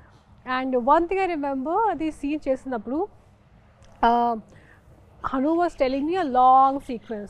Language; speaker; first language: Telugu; non-native, fluent; Hindi